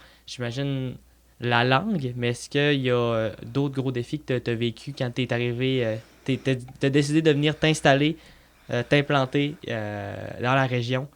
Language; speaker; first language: French; native; French